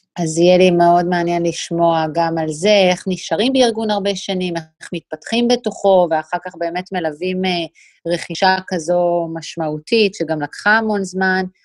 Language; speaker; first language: Hebrew; native; Hebrew